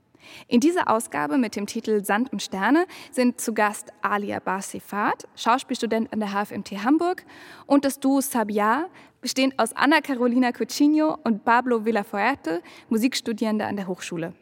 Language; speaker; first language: German; native; German